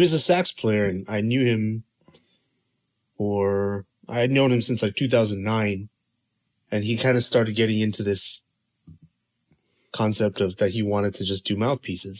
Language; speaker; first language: English; native; English